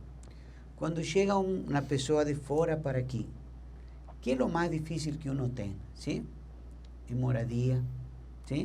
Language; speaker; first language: Portuguese; non-native, learner; Spanish